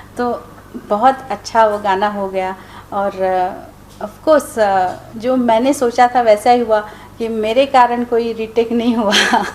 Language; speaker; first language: Hindi; non-native, local second language; Marathi